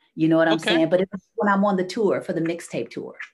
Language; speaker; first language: English; native; English